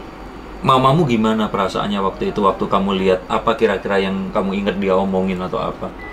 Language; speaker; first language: Indonesian; native; Indonesian